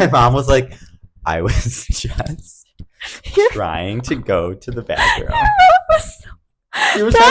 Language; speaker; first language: English; native; English